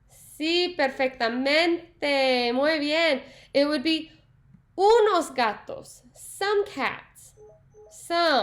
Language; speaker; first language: Spanish; non-native, learner; English